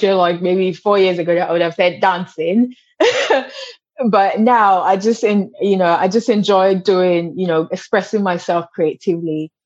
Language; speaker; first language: English; non-native, local second language; Yoruba